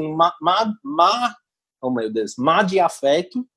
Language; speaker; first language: Portuguese; non-native, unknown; English